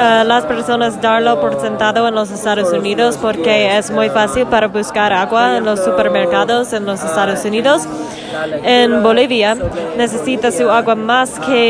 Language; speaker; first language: Spanish; non-native, learner; English